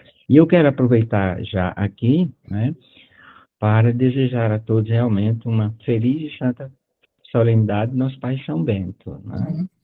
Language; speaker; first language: Portuguese; native; Portuguese